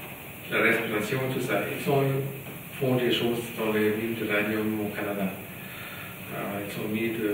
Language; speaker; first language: French; non-native, learner; German